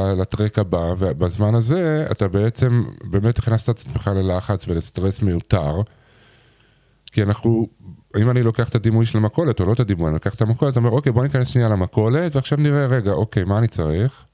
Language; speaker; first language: Hebrew; native; Hebrew